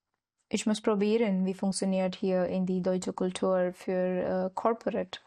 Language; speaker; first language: German; non-native, learner; Marathi